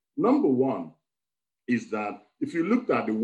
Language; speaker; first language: English; non-native, local second language; Igbo